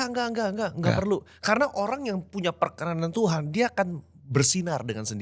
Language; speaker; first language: Indonesian; native; Indonesian